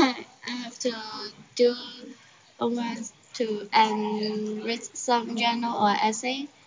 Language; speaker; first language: English; non-native, learner; Chinese